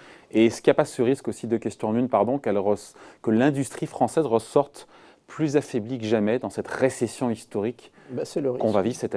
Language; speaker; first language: French; native; French